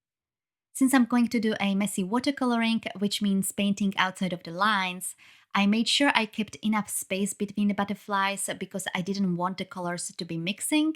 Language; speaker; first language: English; non-native, fluent; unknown